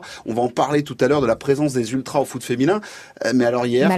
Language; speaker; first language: French; native; French